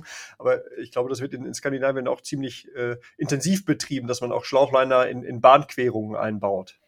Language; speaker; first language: German; native; German